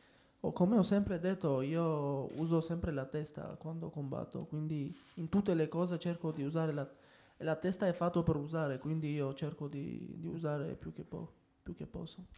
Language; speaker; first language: Italian; non-native, fluent; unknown